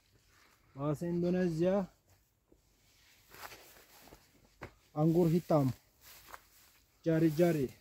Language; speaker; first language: Indonesian; non-native, learner; Turkish